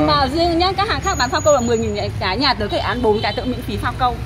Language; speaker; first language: Vietnamese; native; Vietnamese